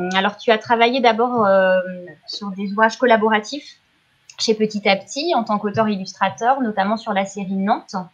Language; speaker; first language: French; native; French